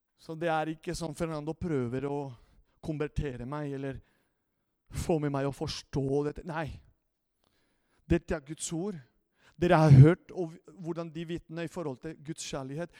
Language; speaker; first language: Norwegian; non-native, fluent; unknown